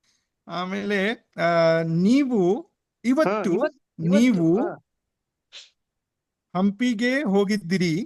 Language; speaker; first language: Kannada; non-native, learner; English